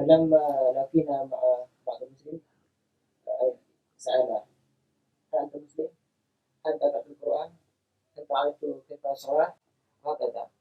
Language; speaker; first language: Arabic; non-native, fluent; Indonesian